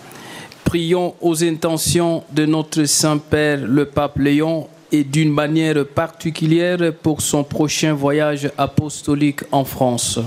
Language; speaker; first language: French; native; French